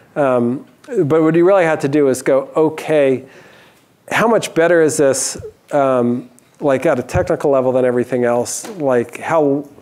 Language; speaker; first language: English; native; English